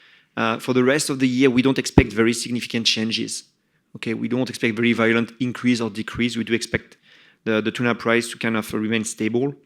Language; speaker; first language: English; non-native, fluent; French